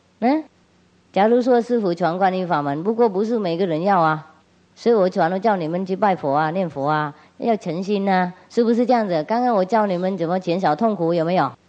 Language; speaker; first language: Chinese; non-native, fluent; Vietnamese